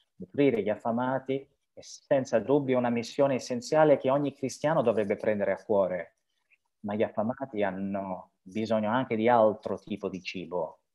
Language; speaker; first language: Italian; non-native, fluent; French